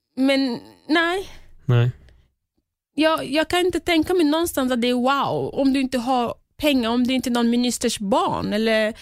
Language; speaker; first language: Swedish; early bilingual, other home language; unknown